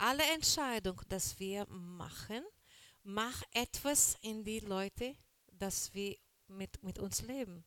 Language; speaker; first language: German; non-native, learner; Portuguese